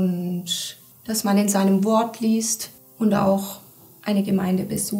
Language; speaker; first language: German; early bilingual, other home language; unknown